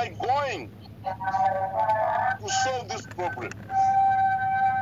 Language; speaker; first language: English; non-native, local second language; Bemba